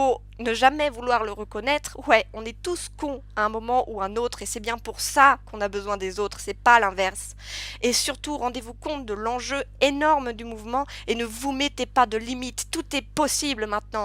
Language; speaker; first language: French; native; French